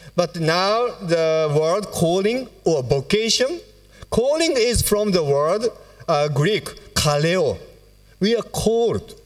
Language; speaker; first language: English; non-native, fluent; Japanese